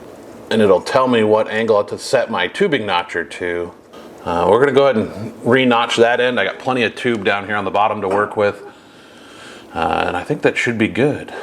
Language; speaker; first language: English; native; English